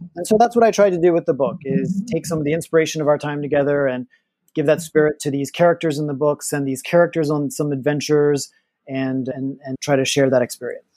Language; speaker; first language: English; native; English